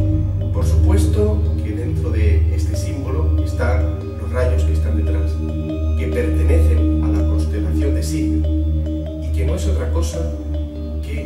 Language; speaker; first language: Spanish; native; Spanish